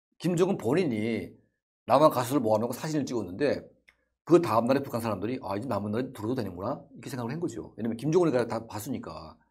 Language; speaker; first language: Korean; native; Korean